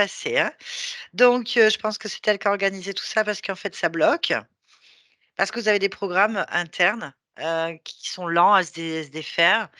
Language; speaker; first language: French; native; French